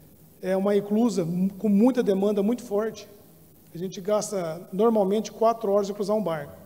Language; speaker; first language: Portuguese; native; Portuguese